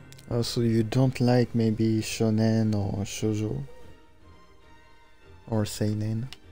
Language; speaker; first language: English; non-native, fluent; French